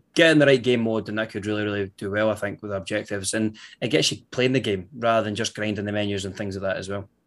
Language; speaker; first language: English; native; English